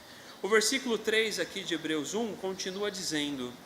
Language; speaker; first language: Portuguese; native; Portuguese